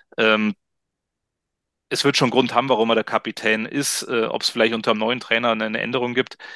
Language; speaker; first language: German; native; German